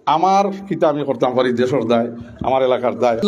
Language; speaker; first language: Bangla; native; Bangla